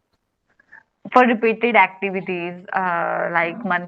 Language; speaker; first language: English; non-native, learner; Hindi